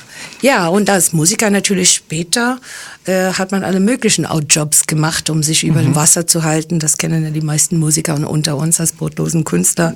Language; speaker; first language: German; early bilingual, other home language; English